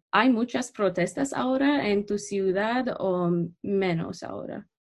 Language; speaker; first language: Spanish; non-native, learner; English